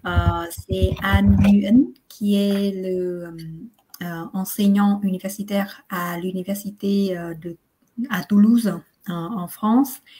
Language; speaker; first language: French; non-native, fluent; Vietnamese